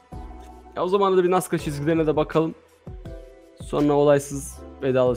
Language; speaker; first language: Turkish; native; Turkish